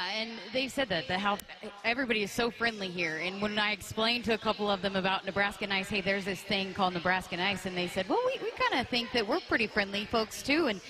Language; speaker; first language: English; native; English